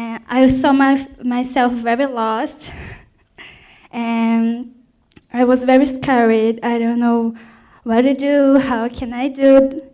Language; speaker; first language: English; non-native, fluent; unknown